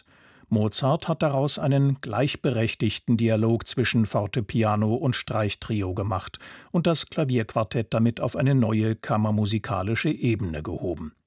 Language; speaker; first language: German; native; German